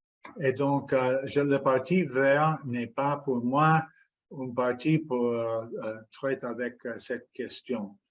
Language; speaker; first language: French; non-native, fluent; English